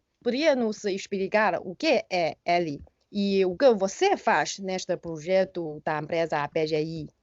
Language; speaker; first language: Portuguese; non-native, fluent; Chinese